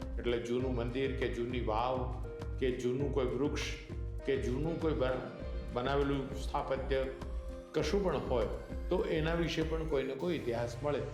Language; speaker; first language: Gujarati; native; Gujarati